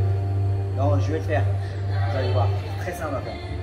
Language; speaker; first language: French; early bilingual, other home language; Vietnamese